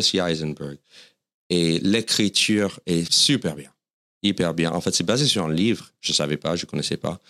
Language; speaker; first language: French; non-native, fluent; English